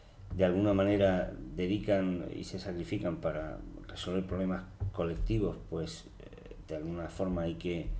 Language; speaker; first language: Spanish; native; Spanish